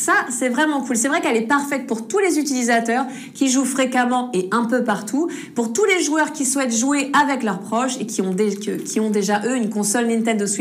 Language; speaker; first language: French; native; French